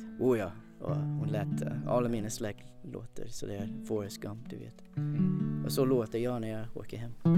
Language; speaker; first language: Swedish; non-native, fluent; English